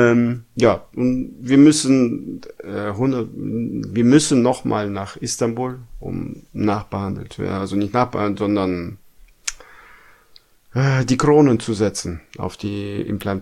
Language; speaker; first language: German; non-native, fluent; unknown